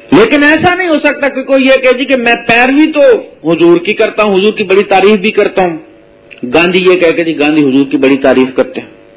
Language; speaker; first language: Urdu; native; Urdu